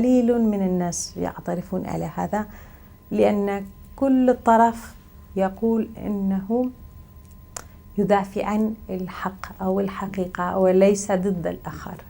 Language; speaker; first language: Arabic; non-native, fluent; Spanish